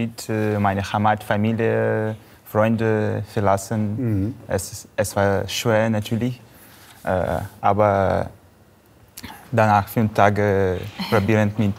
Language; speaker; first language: German; non-native, learner; Russian